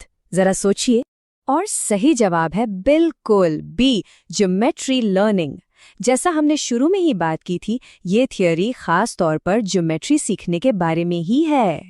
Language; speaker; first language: Hindi; native; Hindi